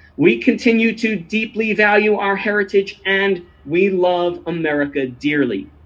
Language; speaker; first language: English; native; English